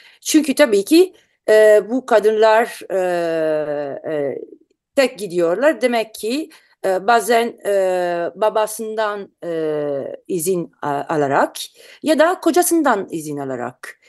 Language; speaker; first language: Turkish; non-native, learner; Italian